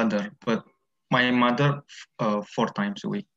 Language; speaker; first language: English; non-native, learner; Indonesian